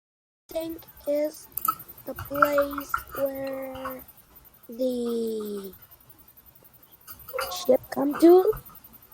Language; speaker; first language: English; non-native, learner; Vietnamese